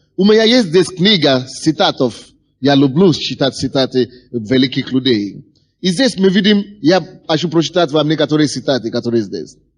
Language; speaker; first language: Russian; non-native, fluent; Yoruba